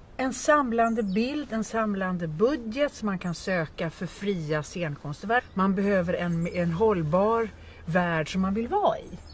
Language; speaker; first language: Swedish; native; Swedish